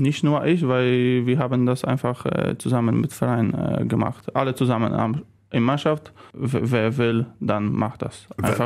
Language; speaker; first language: German; non-native, learner; Polish